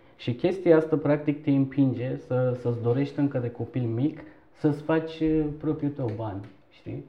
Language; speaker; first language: Romanian; non-native, fluent; Turkish